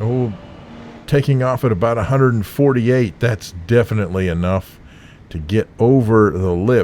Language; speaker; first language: English; native; English